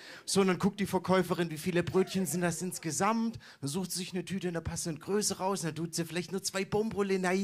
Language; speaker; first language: German; native; German